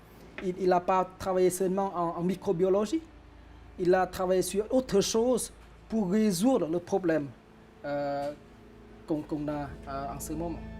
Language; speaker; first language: French; non-native, fluent; Vietnamese